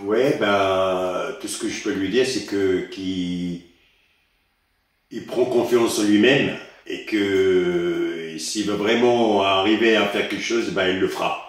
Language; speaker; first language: French; early bilingual, other home language; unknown